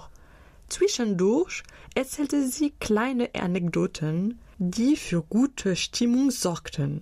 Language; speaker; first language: German; native; German